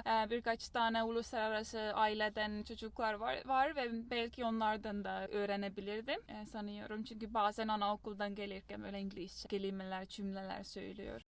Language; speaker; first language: Turkish; non-native, fluent; Estonian